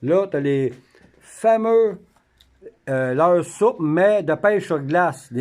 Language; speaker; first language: French; native; French